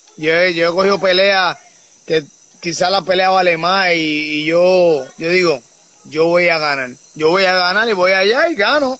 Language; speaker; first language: Spanish; native; Spanish